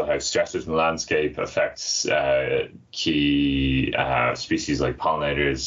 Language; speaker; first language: English; native; English